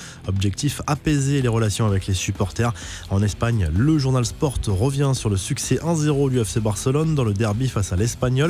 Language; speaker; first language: French; native; French